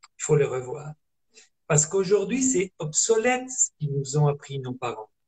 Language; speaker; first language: French; non-native, fluent; Italian